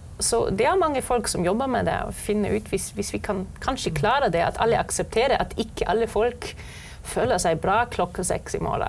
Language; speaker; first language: Norwegian; non-native, fluent; German